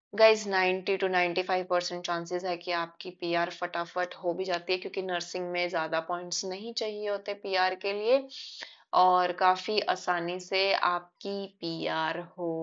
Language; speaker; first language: Hindi; native; Hindi